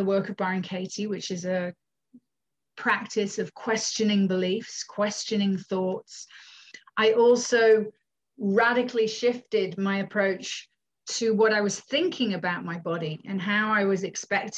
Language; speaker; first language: English; native; English